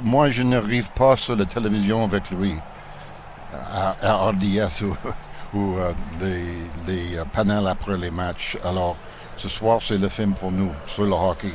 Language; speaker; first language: French; non-native, local second language; English